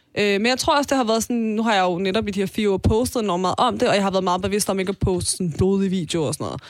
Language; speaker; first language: Danish; early bilingual, other home language; Persian